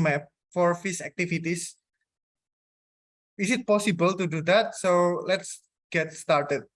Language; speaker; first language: English; non-native, fluent; Indonesian